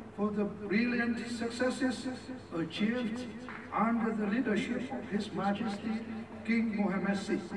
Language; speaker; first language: English; non-native, fluent; Vietnamese